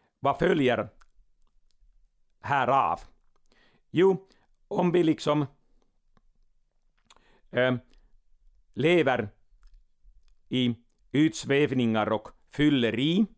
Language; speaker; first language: Swedish; non-native, local second language; Finnish